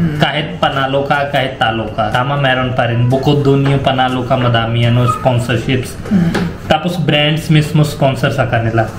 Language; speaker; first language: Filipino; non-native, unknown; Punjabi